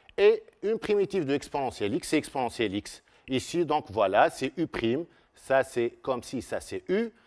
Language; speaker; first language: French; non-native, local second language; Arabic